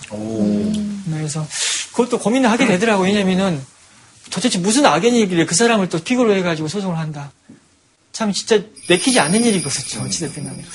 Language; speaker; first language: Korean; native; Korean